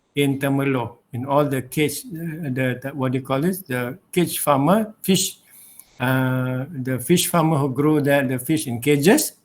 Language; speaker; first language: English; non-native, local second language; Malay